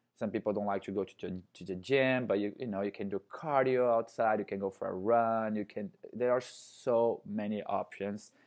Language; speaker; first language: English; non-native, fluent; Portuguese